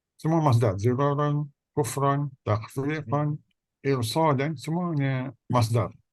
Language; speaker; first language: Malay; native; Malay